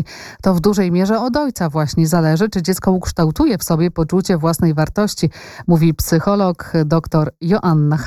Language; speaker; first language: Polish; native; Polish